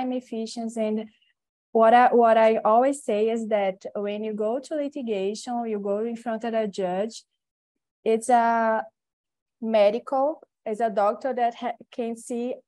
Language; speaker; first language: English; non-native, learner; Portuguese